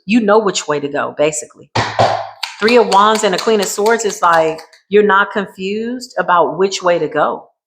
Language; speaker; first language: English; native; English